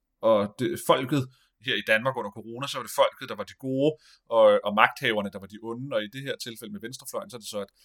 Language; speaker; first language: Danish; native; Danish